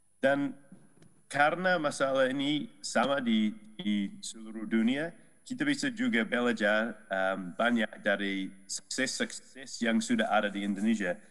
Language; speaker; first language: Indonesian; non-native, learner; Dutch